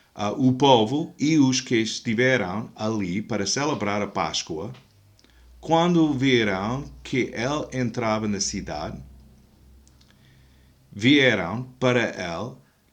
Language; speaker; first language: Portuguese; non-native, fluent; English